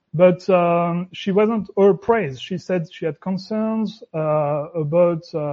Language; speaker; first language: English; non-native, fluent; French